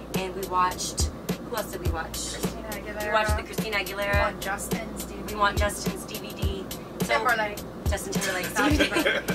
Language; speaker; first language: English; native; English